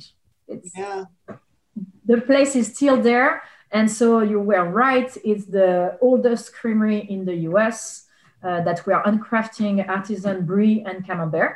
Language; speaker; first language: English; non-native, fluent; French